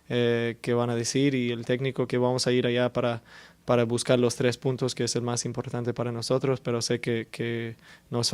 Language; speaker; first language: Spanish; early bilingual, heritage; English